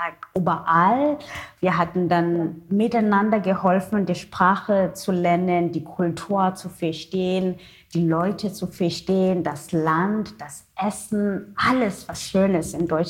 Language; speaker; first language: German; non-native, learner; Xhosa